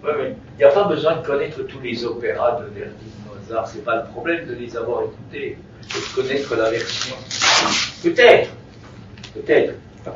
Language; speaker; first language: French; native; French